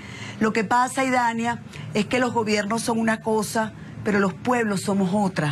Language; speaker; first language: Spanish; native; Spanish